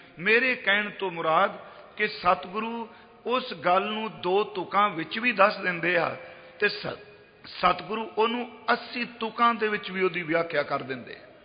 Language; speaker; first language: Punjabi; native; Punjabi